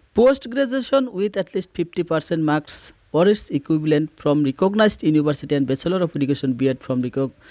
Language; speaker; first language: English; non-native, local second language; Assamese